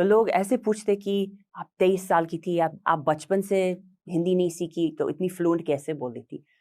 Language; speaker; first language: Hindi; non-native, fluent; English